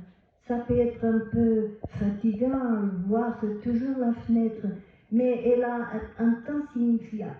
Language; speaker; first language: French; non-native, fluent; Portuguese